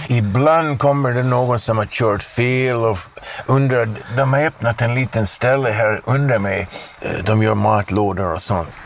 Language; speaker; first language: Swedish; early bilingual, heritage; Swedish